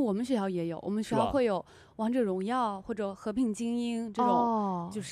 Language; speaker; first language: Chinese; native; Chinese